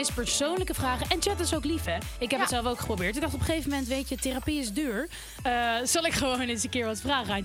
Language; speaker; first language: Dutch; native; Dutch